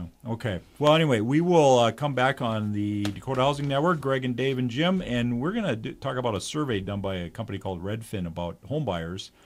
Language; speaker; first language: English; native; English